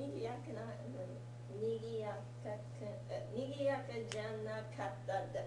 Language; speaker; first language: Japanese; non-native, learner; English